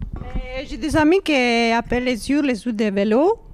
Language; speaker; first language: French; non-native, learner; Spanish